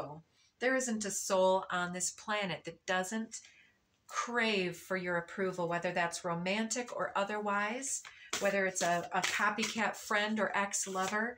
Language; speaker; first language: English; native; English